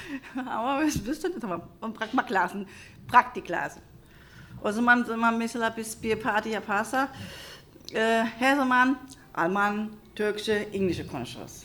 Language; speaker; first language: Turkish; non-native, learner; German